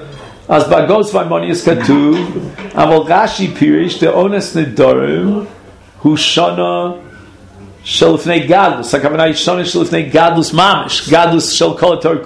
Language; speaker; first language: Hebrew; non-native, fluent; English